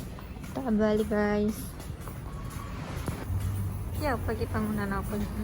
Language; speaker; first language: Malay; non-native, local second language; Javanese